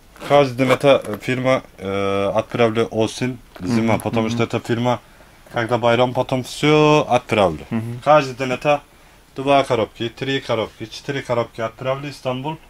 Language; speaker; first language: Russian; non-native, learner; Turkish